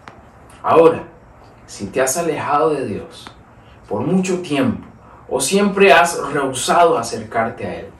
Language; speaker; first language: Spanish; native; Spanish